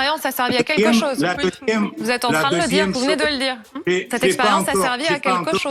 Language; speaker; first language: French; native; French